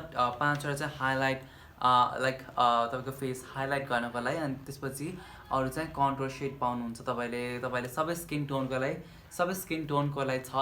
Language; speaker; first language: Nepali; native; Nepali